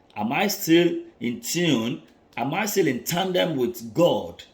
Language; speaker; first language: English; non-native, local second language; Yoruba